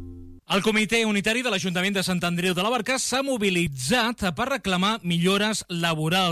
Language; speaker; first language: Catalan; native; Catalan